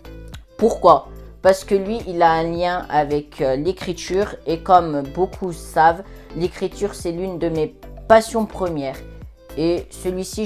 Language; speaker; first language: French; native; French